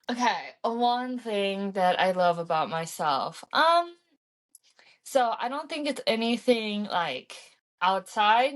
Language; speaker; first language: English; early bilingual, heritage; English